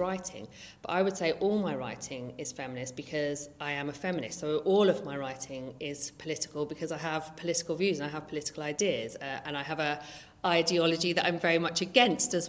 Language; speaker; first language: English; native; English